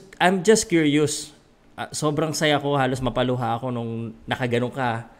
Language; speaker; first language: Filipino; native; Filipino